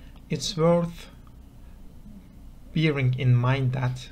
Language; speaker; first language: English; non-native, fluent; Turkish